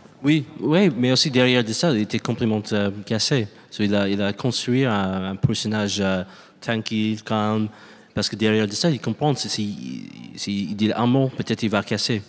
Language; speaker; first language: French; non-native, learner; English